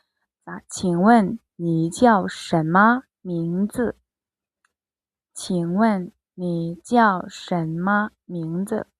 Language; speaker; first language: Chinese; non-native, fluent; Mongolian